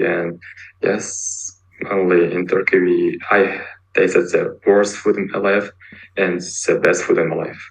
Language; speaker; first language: English; non-native, learner; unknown